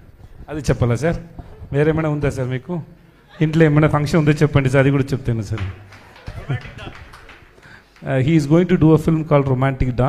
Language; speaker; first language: Telugu; non-native, learner; Tamil